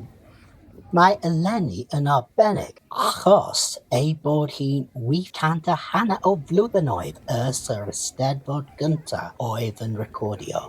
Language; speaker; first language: Welsh; non-native, learner; English